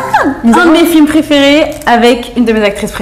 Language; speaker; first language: French; native; French